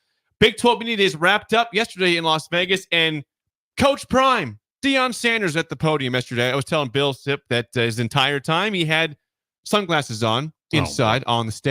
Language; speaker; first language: English; native; English